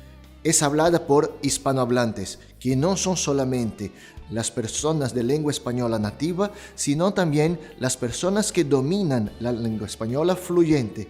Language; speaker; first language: Spanish; non-native, fluent; Portuguese